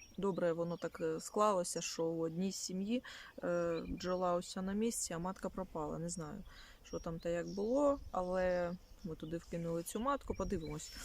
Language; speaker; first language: Ukrainian; non-native, local second language; Russian